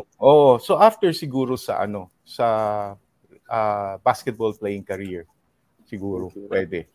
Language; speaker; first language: Filipino; native; Filipino